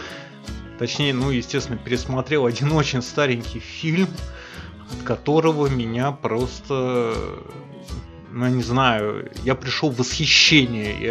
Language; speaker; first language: Russian; native; Russian